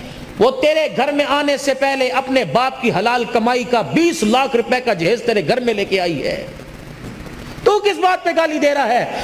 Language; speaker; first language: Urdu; non-native, local second language; Punjabi